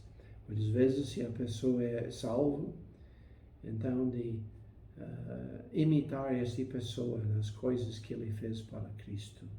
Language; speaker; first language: Portuguese; non-native, fluent; English